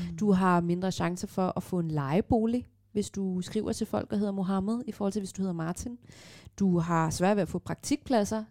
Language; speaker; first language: Danish; early bilingual, other home language; Persian